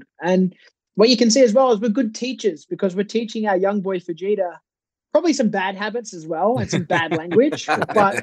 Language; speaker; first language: English; native; English